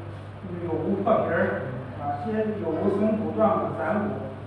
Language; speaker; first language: Chinese; native; Chinese